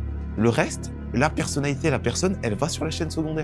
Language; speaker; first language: French; native; French